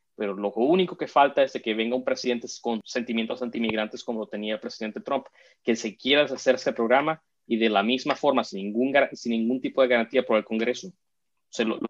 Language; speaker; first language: Spanish; native; Spanish